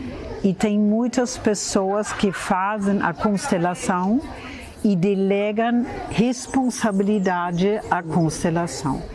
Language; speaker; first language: Portuguese; non-native, fluent; German